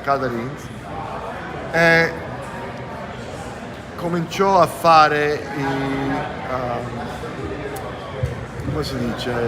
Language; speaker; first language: Italian; early bilingual, heritage; English